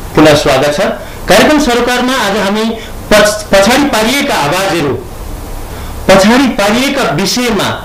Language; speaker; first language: Nepali; native; Nepali